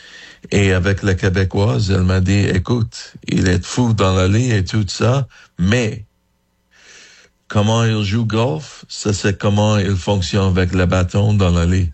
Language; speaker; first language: French; non-native, learner; English